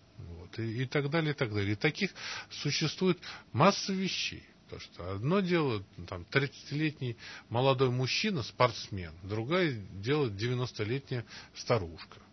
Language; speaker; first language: Russian; native; Russian